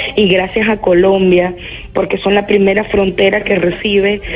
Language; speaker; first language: Spanish; native; Spanish